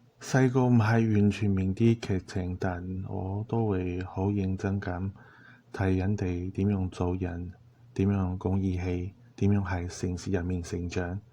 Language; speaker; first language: Cantonese; non-native, fluent; Chinese